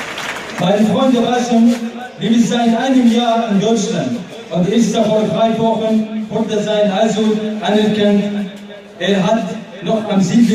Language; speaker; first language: German; non-native, learner; Arabic